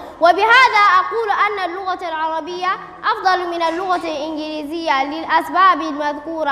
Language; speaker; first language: Arabic; non-native, learner; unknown